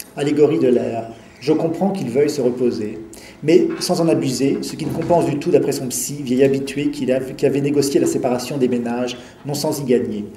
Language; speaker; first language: French; native; French